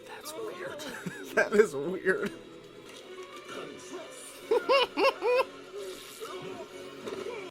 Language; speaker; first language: English; native; English